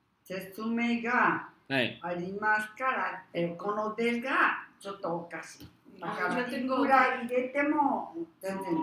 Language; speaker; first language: Japanese; non-native, learner; Spanish